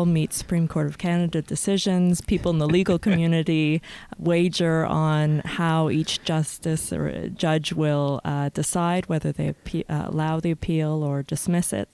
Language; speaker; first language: English; native; English